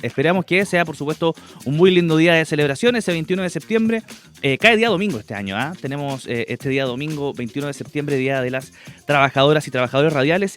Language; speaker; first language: Spanish; native; Spanish